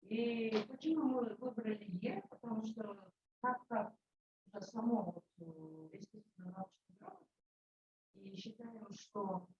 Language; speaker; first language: Russian; non-native, local second language; Kyrgyz